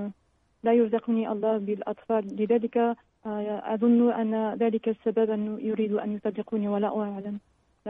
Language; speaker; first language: Arabic; early bilingual, heritage; Arabic